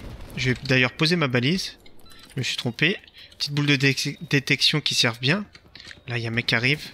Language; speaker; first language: French; native; French